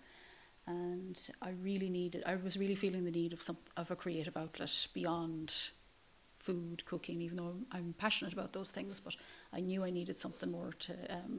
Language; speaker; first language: English; native; English